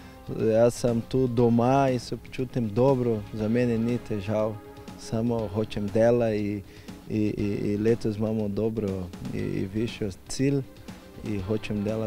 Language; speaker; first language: Slovenian; non-native, learner; Portuguese